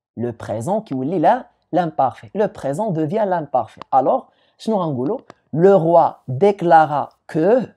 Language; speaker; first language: French; non-native, local second language; Arabic